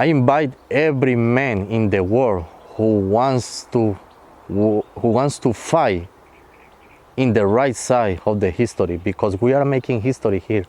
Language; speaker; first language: English; non-native, fluent; Spanish